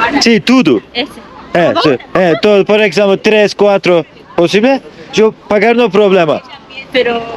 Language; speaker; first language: Spanish; non-native, learner; Turkish